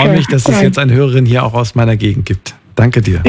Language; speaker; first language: German; native; German